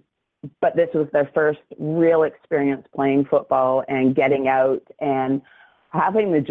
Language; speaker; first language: English; native; English